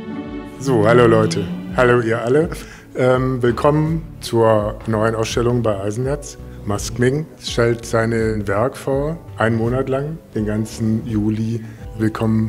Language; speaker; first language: German; native; German